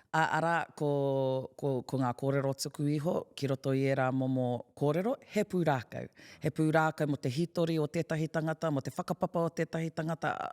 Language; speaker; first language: Māori; non-native, local second language; English